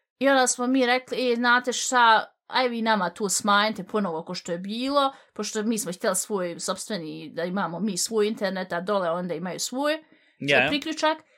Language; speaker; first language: Bosnian; early bilingual, heritage; Bosnian